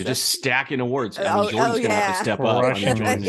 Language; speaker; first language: English; native; English